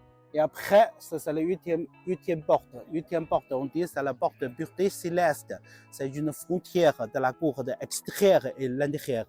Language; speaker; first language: French; non-native, learner; Chinese